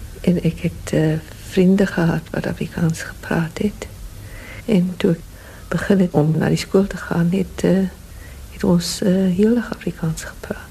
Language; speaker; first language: Dutch; non-native, learner; English